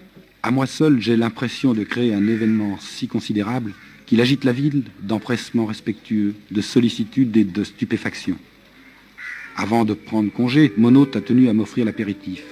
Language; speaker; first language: French; native; French